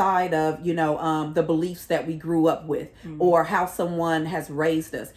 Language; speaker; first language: English; native; English